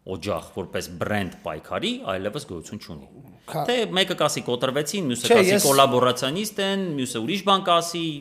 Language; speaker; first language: Armenian; native; Armenian